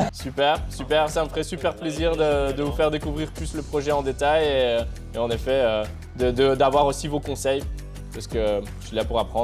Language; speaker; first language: French; early bilingual, other home language; Russian